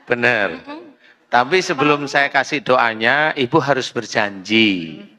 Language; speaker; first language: Indonesian; native; Indonesian